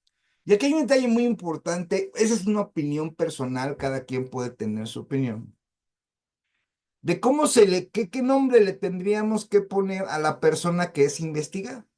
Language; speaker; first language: Spanish; native; Spanish